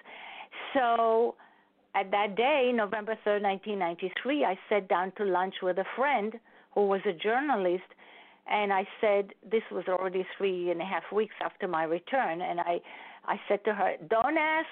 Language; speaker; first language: English; non-native, fluent; Hebrew